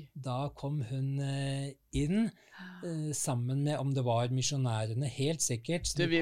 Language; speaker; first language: Norwegian; native; Norwegian